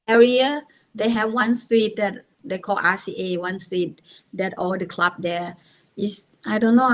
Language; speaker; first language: English; non-native, learner; Thai